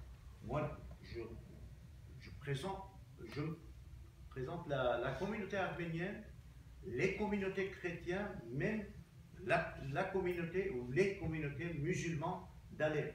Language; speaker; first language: French; non-native, local second language; Armenian